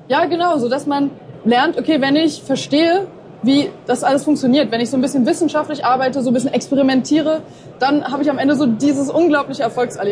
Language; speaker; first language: German; native; German